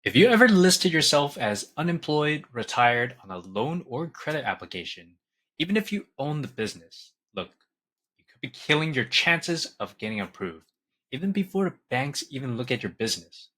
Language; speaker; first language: English; native; English